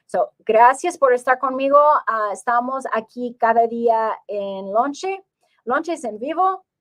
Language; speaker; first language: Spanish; early bilingual, heritage; English